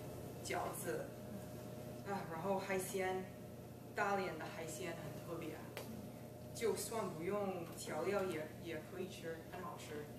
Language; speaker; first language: Chinese; non-native, fluent; English